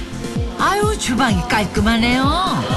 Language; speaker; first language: Korean; native; Korean